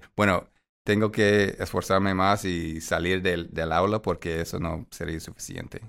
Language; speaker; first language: Spanish; non-native, fluent; English